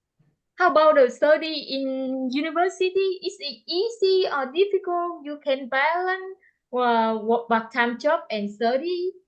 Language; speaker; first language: English; non-native, learner; Vietnamese